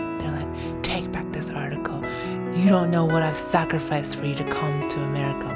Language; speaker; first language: English; early bilingual, other home language; Chinese